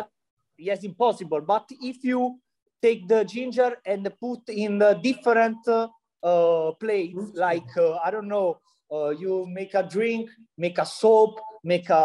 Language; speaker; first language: English; non-native, learner; Italian